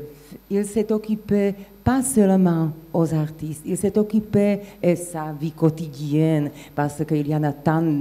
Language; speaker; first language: French; non-native, fluent; Slovak